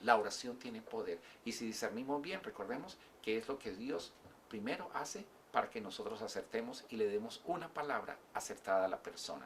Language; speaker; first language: Spanish; native; Spanish